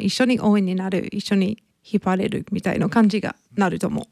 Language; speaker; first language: Japanese; non-native, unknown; English